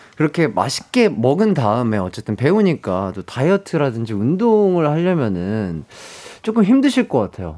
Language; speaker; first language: Korean; native; Korean